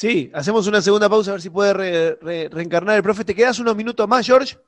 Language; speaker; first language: Spanish; native; Spanish